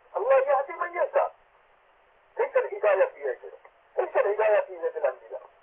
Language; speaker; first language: Arabic; non-native, fluent; Urdu